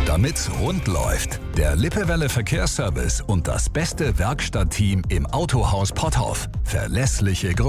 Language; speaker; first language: German; native; German